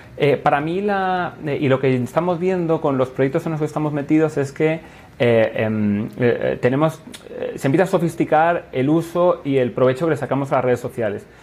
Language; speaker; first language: Spanish; native; Spanish